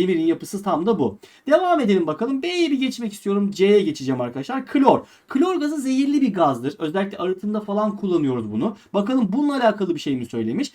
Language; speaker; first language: Turkish; native; Turkish